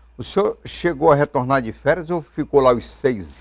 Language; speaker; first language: Portuguese; native; Portuguese